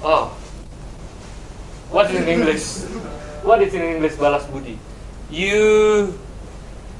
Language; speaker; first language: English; non-native, learner; Indonesian